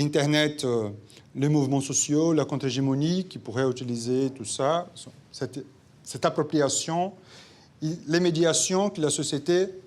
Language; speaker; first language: French; non-native, fluent; Portuguese